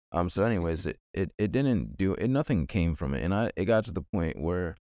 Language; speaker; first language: English; native; English